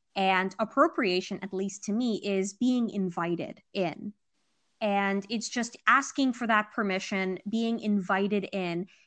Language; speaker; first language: English; early bilingual, other home language; Hindi